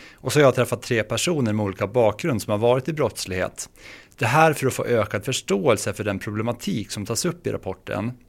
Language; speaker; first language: Swedish; native; Swedish